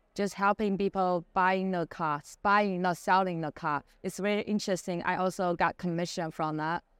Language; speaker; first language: English; non-native, fluent; Chinese